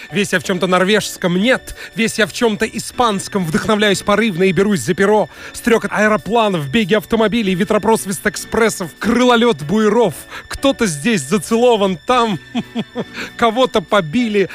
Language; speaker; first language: Russian; native; Russian